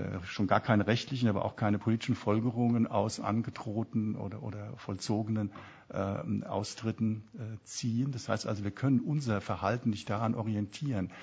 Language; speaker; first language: German; native; German